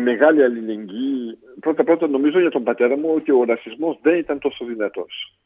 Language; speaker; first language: Greek; early bilingual, heritage; Greek